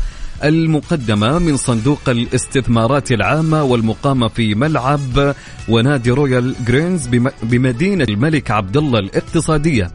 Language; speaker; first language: Arabic; native; Arabic